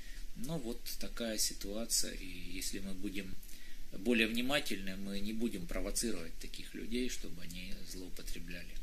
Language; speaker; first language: Russian; native; Russian